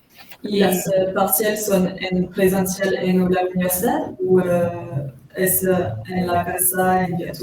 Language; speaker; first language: Spanish; non-native, learner; French